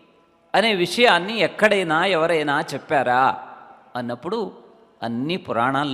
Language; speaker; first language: Telugu; native; Telugu